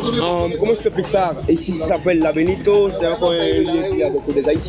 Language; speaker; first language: French; non-native, learner; Haitian Creole